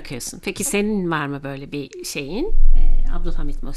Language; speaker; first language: Turkish; native; Turkish